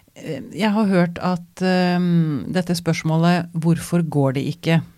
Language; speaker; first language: Norwegian; native; Norwegian